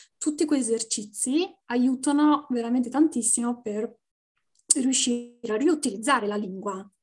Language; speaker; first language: Italian; native; Italian